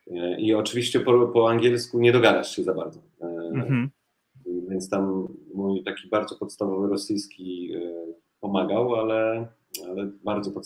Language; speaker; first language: Polish; native; Polish